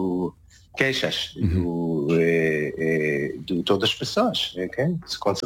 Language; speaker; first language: Portuguese; non-native, learner; Hebrew